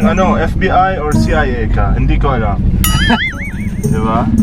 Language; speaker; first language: Filipino; non-native, learner; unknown